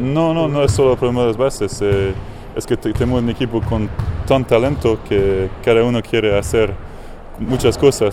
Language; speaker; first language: Spanish; non-native, fluent; French